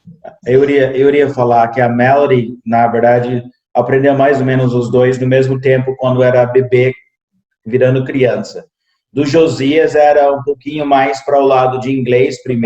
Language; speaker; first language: Portuguese; non-native, fluent; English